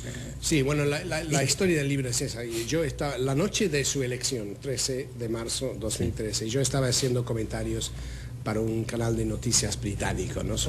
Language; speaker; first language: Spanish; non-native, fluent; English